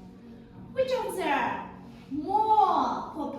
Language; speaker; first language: English; non-native, learner; Kazakh